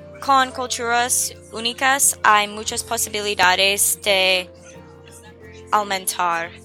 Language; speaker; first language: Spanish; non-native, learner; English